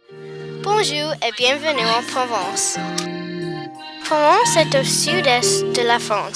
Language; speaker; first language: French; non-native, learner; English